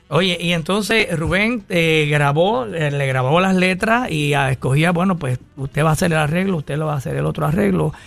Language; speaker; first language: Spanish; native; Spanish